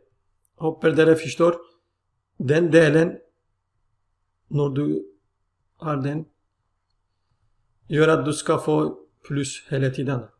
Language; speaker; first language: Norwegian; non-native, learner; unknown